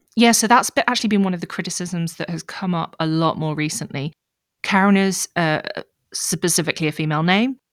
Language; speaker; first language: English; native; English